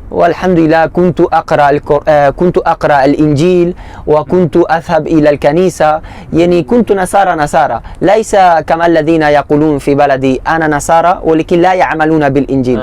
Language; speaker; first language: Arabic; non-native, learner; Spanish